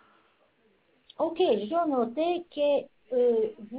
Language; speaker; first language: French; non-native, learner; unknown